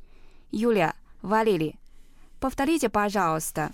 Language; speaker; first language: Russian; non-native, fluent; Chinese